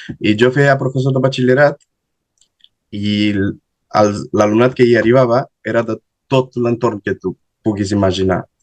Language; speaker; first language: Catalan; non-native, fluent; Romanian